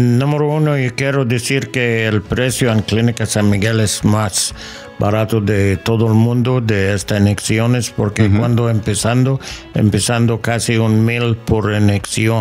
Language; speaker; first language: Spanish; non-native, learner; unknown